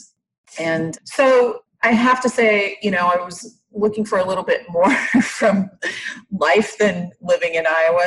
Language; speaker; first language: English; native; English